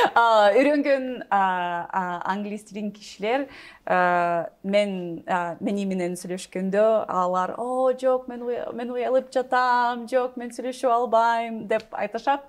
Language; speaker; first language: Kyrgyz; non-native, learner; English